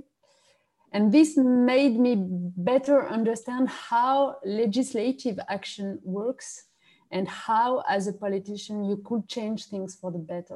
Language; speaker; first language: English; non-native, fluent; French